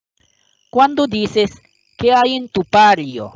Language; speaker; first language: Spanish; non-native, fluent; Arabic